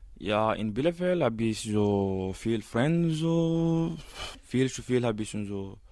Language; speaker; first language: German; non-native, learner; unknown